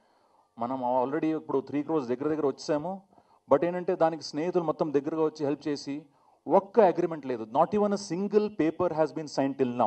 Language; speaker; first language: Telugu; non-native, fluent; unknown